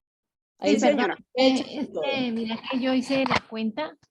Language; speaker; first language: Spanish; native; Spanish